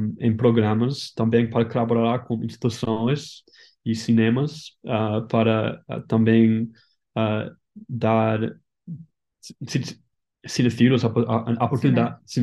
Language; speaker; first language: Portuguese; non-native, learner; English